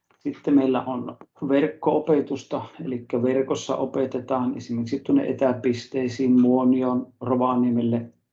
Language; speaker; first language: Finnish; native; Finnish